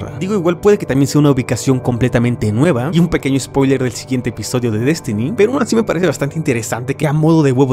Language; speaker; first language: Spanish; native; Spanish